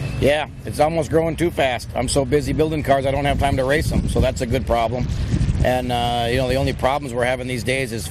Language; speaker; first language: English; native; English